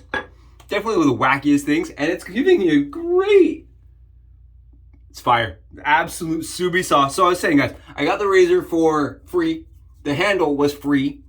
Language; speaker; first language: English; native; English